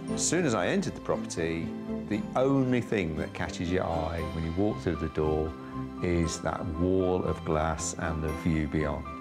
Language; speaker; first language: English; native; English